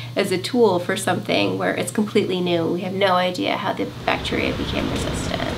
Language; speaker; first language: English; native; English